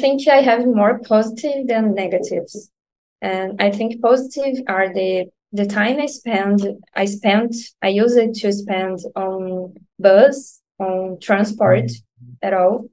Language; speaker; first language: English; non-native, learner; Portuguese